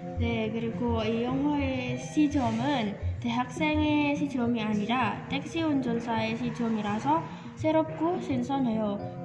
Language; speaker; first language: Korean; non-native, learner; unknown